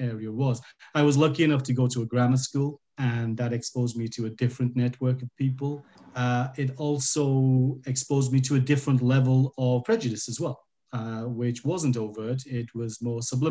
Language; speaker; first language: English; native; English